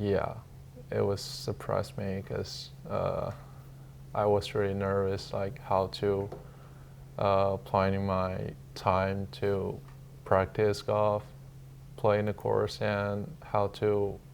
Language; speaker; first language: English; non-native, learner; Chinese